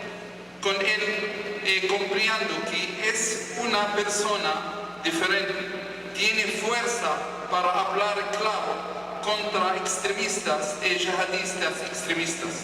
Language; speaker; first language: Spanish; non-native, fluent; Hebrew